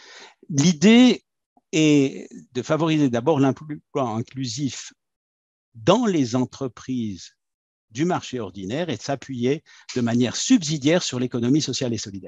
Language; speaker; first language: French; native; French